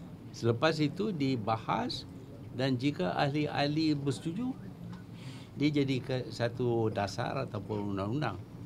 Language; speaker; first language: Malay; native; Malay